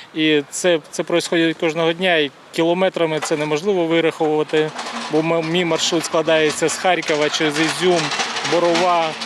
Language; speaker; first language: Ukrainian; native; Ukrainian